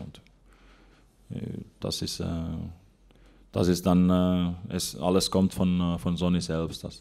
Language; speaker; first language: German; non-native, fluent; Finnish